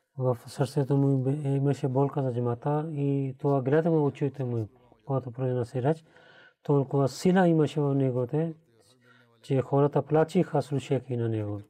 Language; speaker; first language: Bulgarian; non-native, fluent; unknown